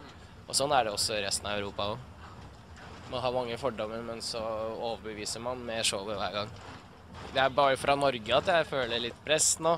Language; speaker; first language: Norwegian; early bilingual, other home language; Russian